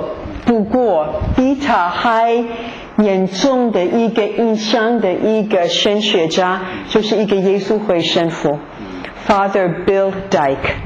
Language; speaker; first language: Chinese; non-native, fluent; English